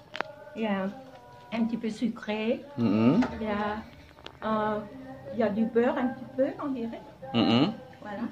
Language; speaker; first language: French; non-native, local second language; Javanese